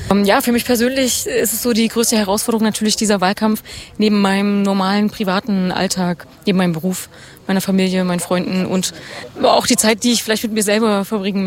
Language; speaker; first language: German; native; German